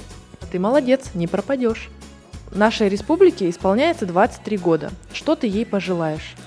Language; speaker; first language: Russian; native; Russian